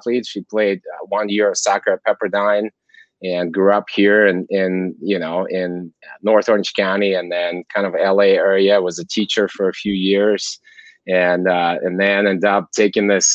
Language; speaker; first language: English; non-native, fluent; Kazakh